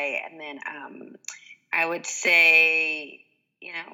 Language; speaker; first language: English; native; English